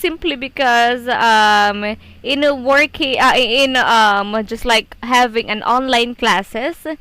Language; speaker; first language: English; non-native, fluent; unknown